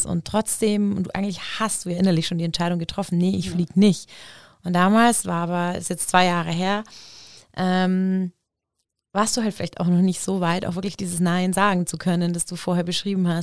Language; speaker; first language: German; native; German